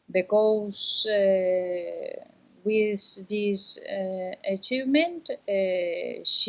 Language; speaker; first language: English; non-native, learner; Spanish